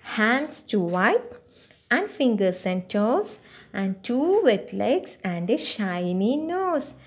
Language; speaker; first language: English; non-native, local second language; Malayalam